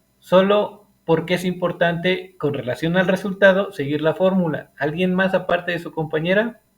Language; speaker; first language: Spanish; native; Spanish